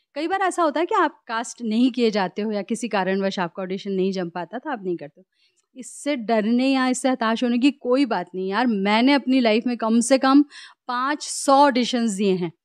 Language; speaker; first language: Hindi; native; Hindi